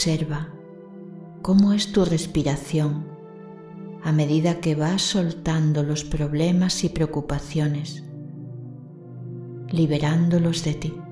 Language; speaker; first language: Spanish; native; Spanish